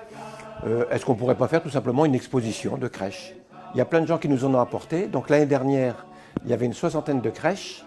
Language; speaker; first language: French; native; French